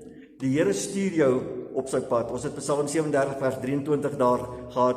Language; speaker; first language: Afrikaans; native; Afrikaans